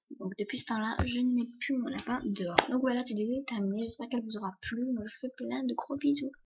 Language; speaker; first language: French; early bilingual, other home language; Polish